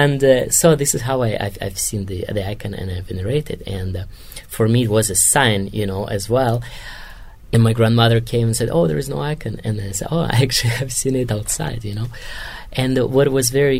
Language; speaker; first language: English; non-native, fluent; Kazakh